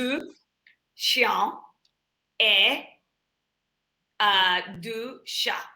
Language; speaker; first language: French; non-native, learner; English